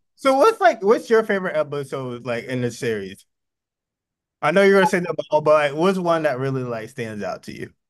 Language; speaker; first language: English; native; English